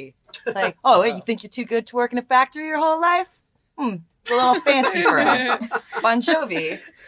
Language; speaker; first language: English; native; English